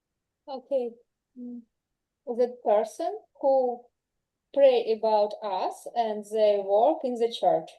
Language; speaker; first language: English; non-native, learner; Russian